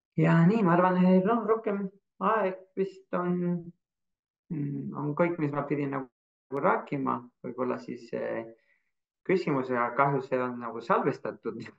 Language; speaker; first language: Estonian; non-native, fluent; Spanish